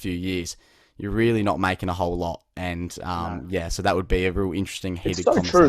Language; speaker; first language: English; native; English